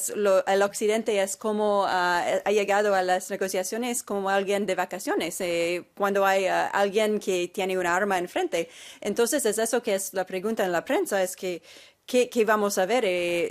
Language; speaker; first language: Spanish; non-native, fluent; English